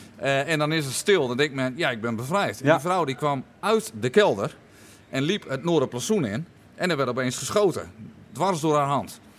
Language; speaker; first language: Dutch; native; Dutch